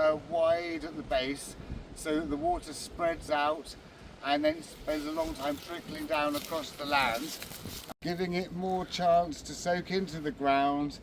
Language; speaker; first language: English; native; English